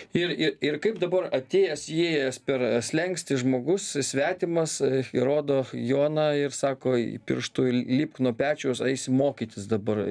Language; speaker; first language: Lithuanian; native; Lithuanian